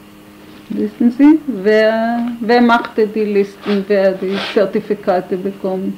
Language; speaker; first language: German; non-native, fluent; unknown